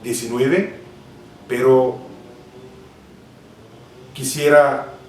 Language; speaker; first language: Spanish; non-native, fluent; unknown